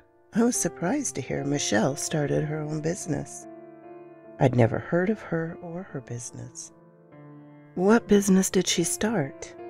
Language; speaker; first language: English; native; English